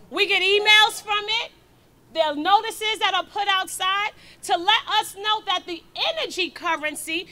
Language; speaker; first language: English; native; English